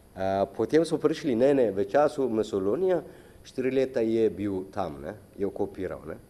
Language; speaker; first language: Slovenian; non-native, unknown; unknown